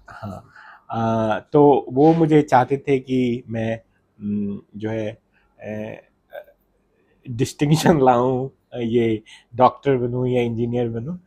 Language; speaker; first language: Hindi; native; Hindi